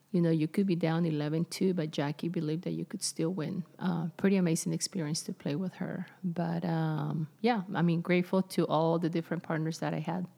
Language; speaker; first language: English; non-native, fluent; Spanish